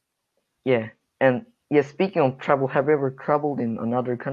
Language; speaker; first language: English; non-native, learner; Korean